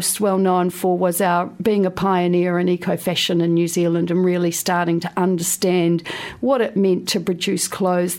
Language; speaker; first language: English; native; English